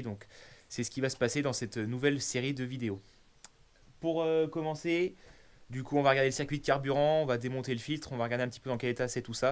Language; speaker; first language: French; native; French